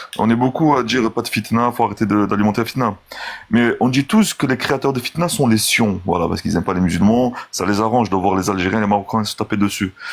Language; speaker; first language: French; early bilingual, other home language; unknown